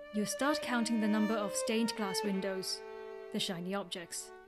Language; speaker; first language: English; non-native, local second language; Cantonese